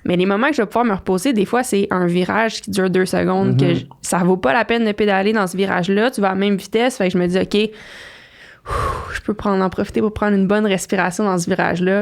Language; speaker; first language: French; native; French